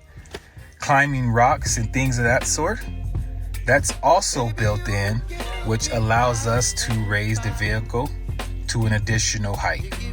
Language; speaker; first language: English; native; English